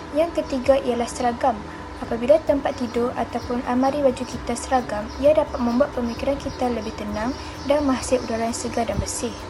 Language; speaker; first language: Malay; native; Malay